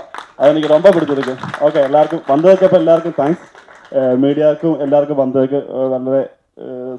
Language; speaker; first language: Tamil; non-native, learner; Malayalam